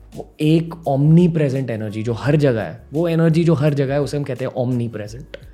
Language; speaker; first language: Hindi; non-native, local second language; English